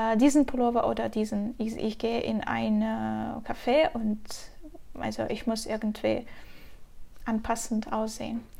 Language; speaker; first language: German; non-native, fluent; Russian